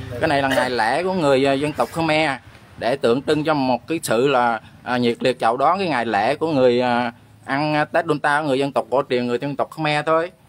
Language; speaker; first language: Vietnamese; non-native, local second language; Khmer